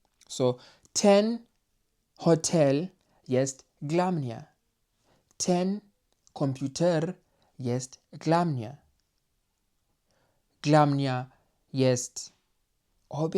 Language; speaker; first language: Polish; non-native, learner; English